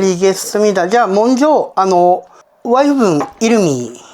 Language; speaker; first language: Korean; non-native, learner; Japanese